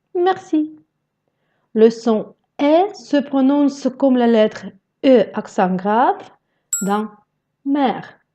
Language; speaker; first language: French; non-native, fluent; Russian